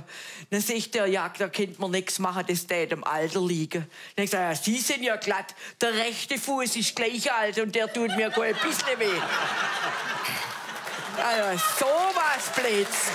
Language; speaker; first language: German; native; German